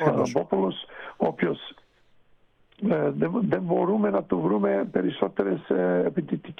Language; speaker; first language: Greek; non-native, fluent; Serbian